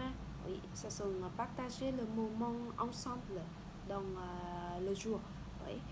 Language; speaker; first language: French; non-native, learner; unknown